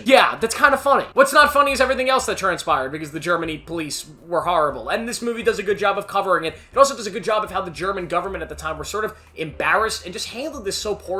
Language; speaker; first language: English; native; English